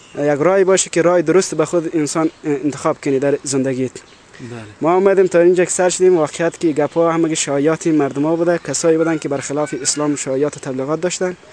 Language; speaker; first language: Persian; native; Persian